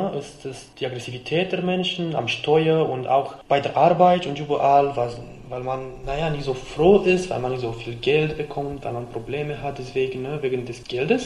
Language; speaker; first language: German; non-native, fluent; Romanian